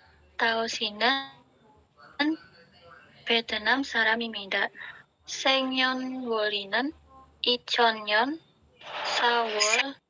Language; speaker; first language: Korean; non-native, learner; Indonesian